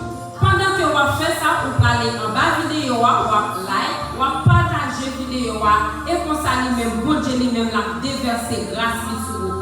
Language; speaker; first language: French; non-native, local second language; Haitian Creole